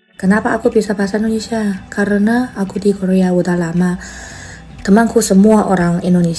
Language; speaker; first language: Indonesian; non-native, fluent; Chinese